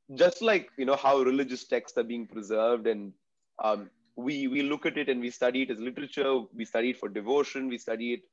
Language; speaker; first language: English; non-native, local second language; Tamil